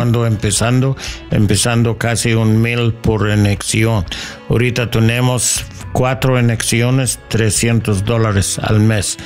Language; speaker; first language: Spanish; non-native, learner; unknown